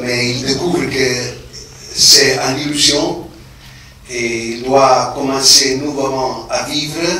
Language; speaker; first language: French; non-native, fluent; Italian